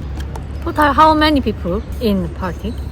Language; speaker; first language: English; non-native, learner; Korean